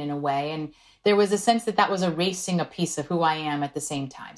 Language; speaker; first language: English; non-native, fluent; Korean